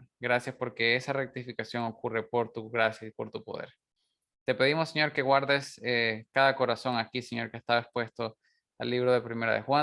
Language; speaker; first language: Spanish; native; Spanish